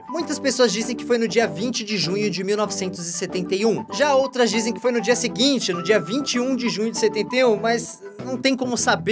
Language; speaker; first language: Portuguese; native; Portuguese